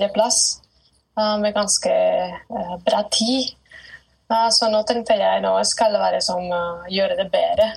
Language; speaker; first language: Norwegian; non-native, fluent; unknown